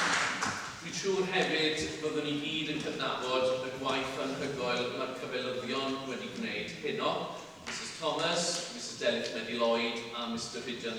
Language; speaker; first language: Welsh; native; Welsh